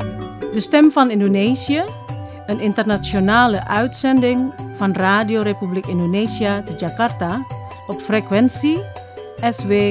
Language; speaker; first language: Dutch; non-native, fluent; Indonesian